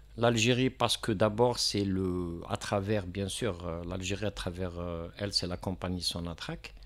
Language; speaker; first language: French; non-native, local second language; Kabyle